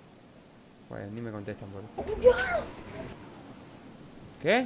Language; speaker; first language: Spanish; native; Spanish